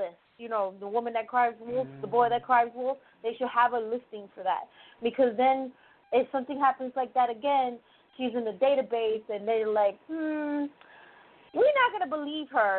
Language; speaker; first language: English; early bilingual, other home language; Spanish